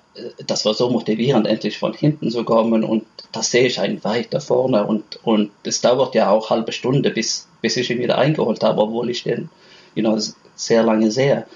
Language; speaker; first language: German; non-native, fluent; Norwegian